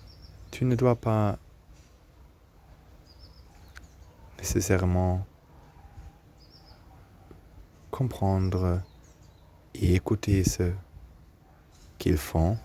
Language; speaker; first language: French; non-native, learner; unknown